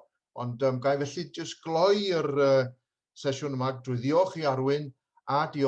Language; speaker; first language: Welsh; native; Welsh